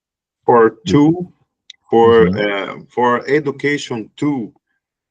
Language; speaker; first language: English; non-native, learner; Portuguese